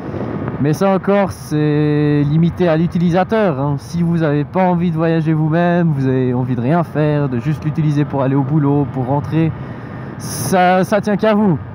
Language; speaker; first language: French; native; French